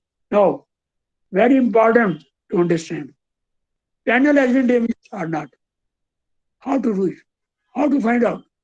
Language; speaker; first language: English; non-native, local second language; Hindi